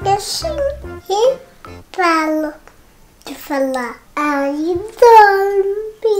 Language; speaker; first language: Portuguese; early bilingual, heritage; Portuguese